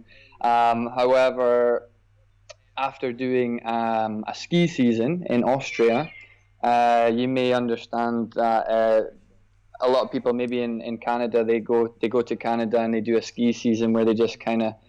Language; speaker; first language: English; native; English